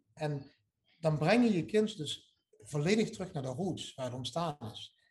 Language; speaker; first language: Dutch; native; Dutch